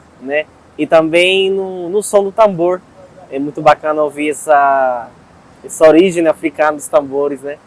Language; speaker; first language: Portuguese; non-native, fluent; Spanish